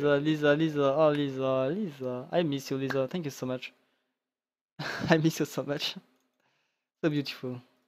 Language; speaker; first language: English; non-native, fluent; French